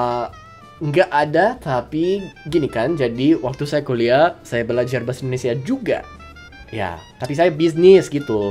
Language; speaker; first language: Indonesian; non-native, fluent; English